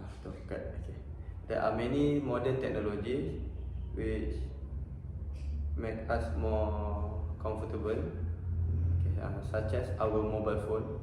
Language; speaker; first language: English; non-native, learner; Malay